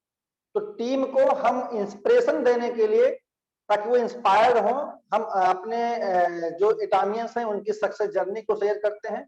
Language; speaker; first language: Hindi; native; Hindi